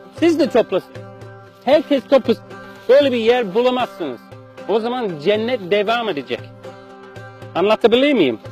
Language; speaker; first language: Turkish; non-native, learner; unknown